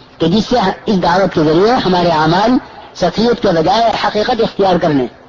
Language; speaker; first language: Urdu; native; Urdu